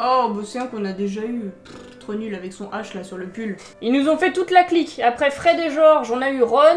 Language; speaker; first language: French; native; French